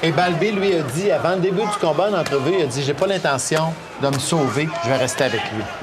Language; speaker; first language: French; native; French